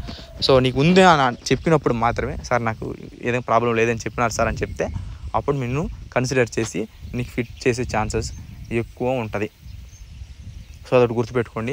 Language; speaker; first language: Telugu; native; Telugu